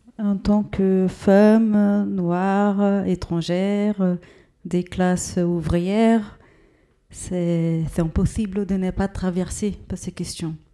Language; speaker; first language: French; non-native, fluent; Portuguese